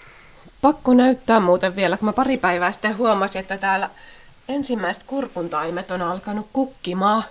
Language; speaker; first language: Finnish; native; Finnish